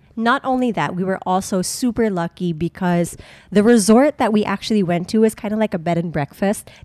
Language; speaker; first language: English; non-native, local second language; Filipino